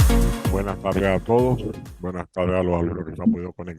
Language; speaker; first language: Spanish; native; Spanish